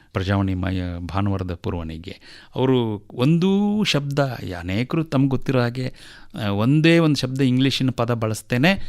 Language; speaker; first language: Kannada; native; Kannada